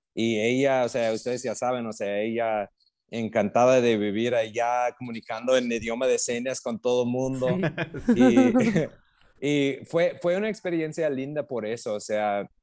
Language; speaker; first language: Spanish; non-native, fluent; English